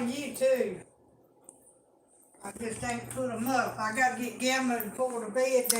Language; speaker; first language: English; native; English